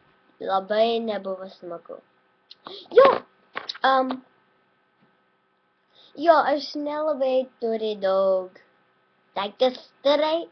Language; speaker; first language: Lithuanian; early bilingual, heritage; Lithuanian